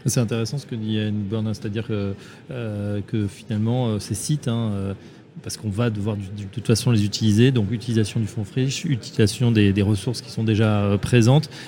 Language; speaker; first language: French; native; French